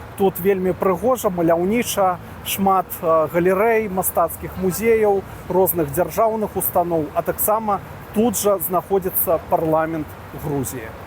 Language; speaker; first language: Belarusian; native; Belarusian